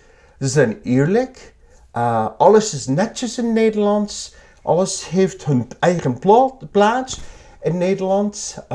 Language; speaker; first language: Dutch; non-native, learner; English